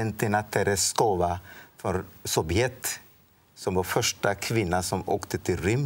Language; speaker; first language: Swedish; non-native, fluent; Odia